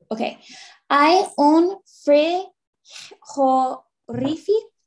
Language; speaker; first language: Spanish; non-native, learner; English